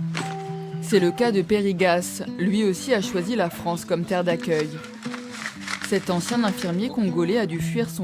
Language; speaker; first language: French; native; French